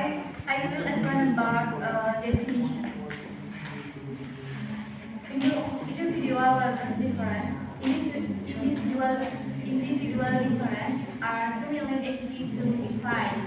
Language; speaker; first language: English; non-native, learner; Indonesian